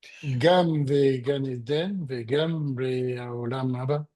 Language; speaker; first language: Hebrew; non-native, learner; French